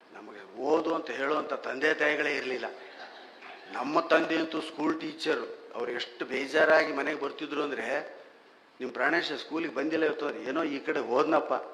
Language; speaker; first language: Kannada; native; Kannada